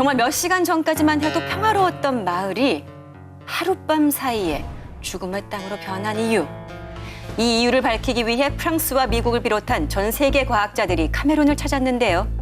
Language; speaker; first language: Korean; native; Korean